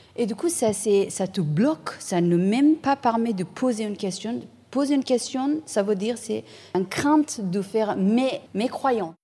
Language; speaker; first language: French; non-native, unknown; Persian